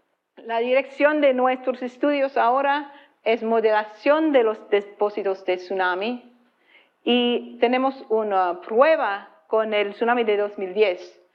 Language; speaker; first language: Spanish; non-native, fluent; English